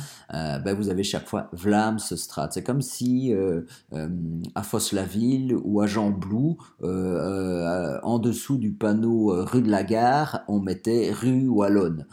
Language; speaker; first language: French; native; French